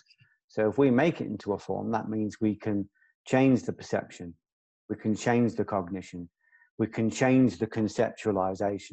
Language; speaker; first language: English; native; English